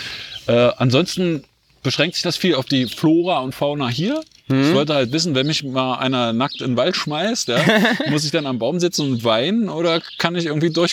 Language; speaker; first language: German; native; German